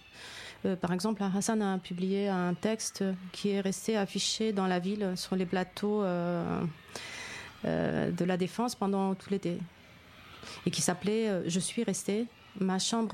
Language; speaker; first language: French; non-native, fluent; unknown